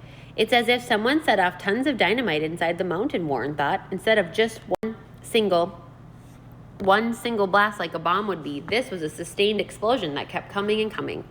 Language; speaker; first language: English; native; English